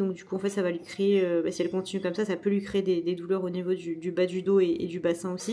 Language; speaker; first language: French; native; French